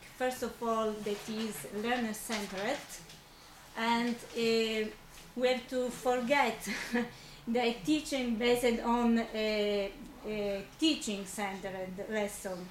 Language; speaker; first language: English; non-native, fluent; Italian